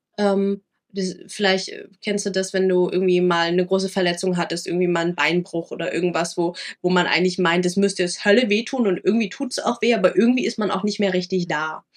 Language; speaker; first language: German; early bilingual, other home language; Vietnamese